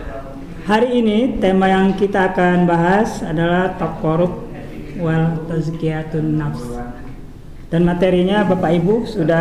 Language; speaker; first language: Indonesian; native; Indonesian